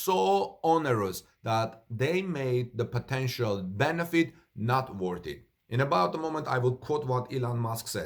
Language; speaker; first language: English; non-native, fluent; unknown